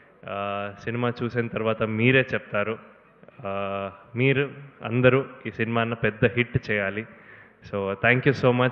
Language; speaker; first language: Telugu; non-native, learner; Kannada